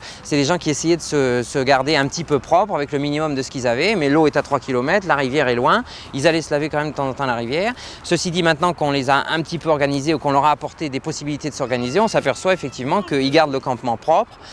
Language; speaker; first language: French; native; French